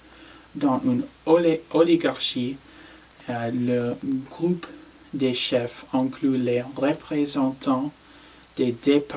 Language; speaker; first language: French; non-native, learner; English